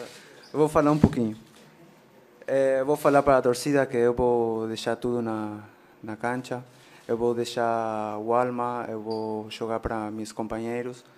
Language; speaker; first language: Portuguese; non-native, learner; Spanish